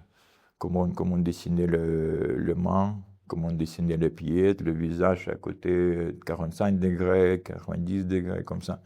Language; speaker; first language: French; non-native, learner; Ukrainian